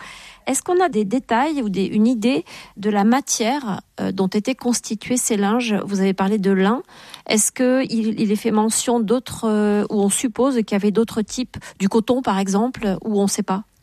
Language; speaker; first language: French; native; French